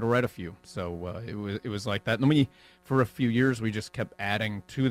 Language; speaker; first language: English; native; English